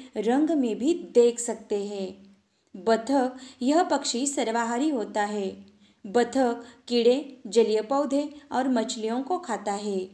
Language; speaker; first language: Hindi; non-native, local second language; Marathi